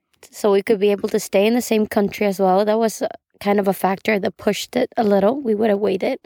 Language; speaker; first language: English; non-native, fluent; Icelandic